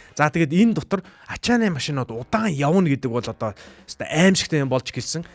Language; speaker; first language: Mongolian; native; Mongolian